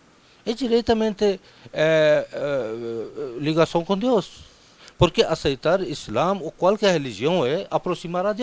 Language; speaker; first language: Portuguese; non-native, fluent; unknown